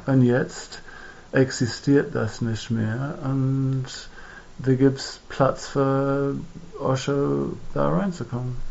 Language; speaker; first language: German; non-native, fluent; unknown